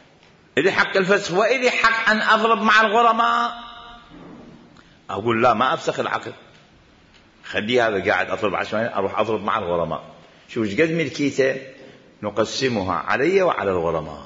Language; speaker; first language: Arabic; native; Arabic